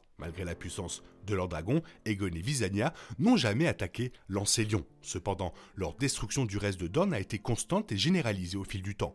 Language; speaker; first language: French; native; French